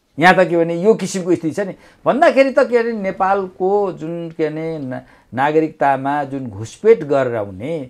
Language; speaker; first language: Nepali; native; Nepali